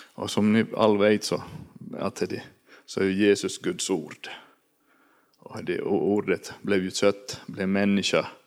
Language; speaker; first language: Swedish; native; Swedish